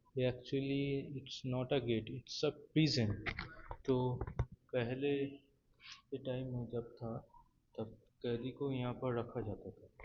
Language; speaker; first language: Hindi; non-native, local second language; Bangla